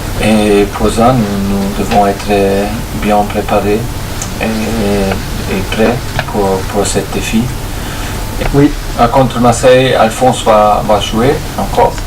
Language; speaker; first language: French; non-native, fluent; German